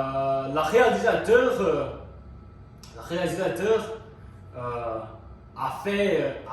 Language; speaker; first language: French; non-native, learner; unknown